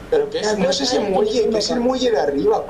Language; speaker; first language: Spanish; native; Spanish